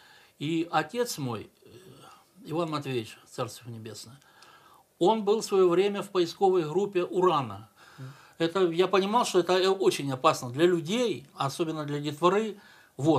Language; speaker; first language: Russian; native; Russian